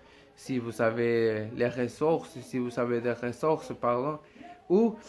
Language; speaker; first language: French; non-native, learner; Spanish